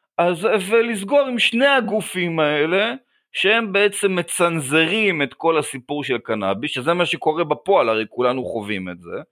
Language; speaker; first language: Hebrew; native; Hebrew